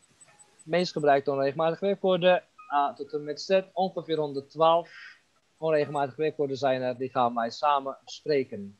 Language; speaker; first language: Dutch; non-native, fluent; Turkish